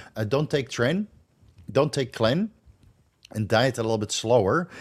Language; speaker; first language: English; non-native, fluent; Dutch